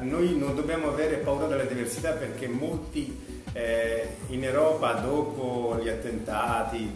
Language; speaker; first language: Italian; non-native, fluent; Urdu